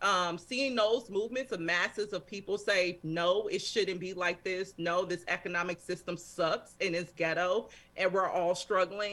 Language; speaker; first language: English; native; English